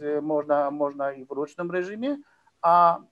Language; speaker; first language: Russian; non-native, learner; Polish